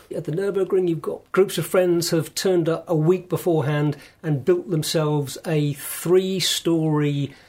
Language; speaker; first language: English; native; English